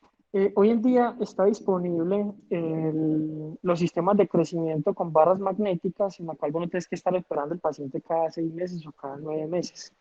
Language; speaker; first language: Spanish; native; Spanish